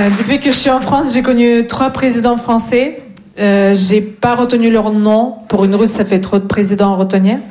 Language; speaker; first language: French; non-native, fluent; Russian